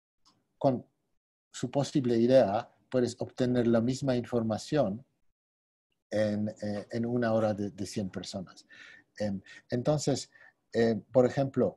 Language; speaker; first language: Spanish; non-native, fluent; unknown